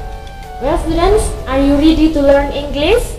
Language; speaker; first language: English; non-native, fluent; Indonesian